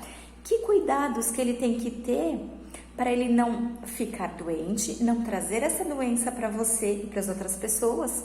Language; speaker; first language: Portuguese; native; Portuguese